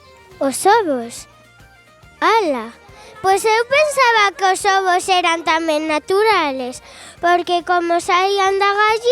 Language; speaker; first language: Galician; non-native, local second language; Spanish